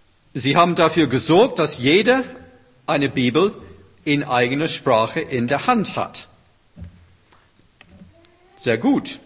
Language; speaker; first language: German; non-native, fluent; English